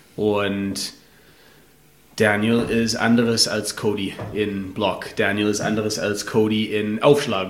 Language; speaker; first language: German; non-native, fluent; English